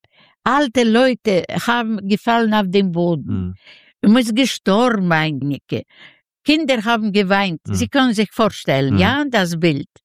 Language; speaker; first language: German; non-native, fluent; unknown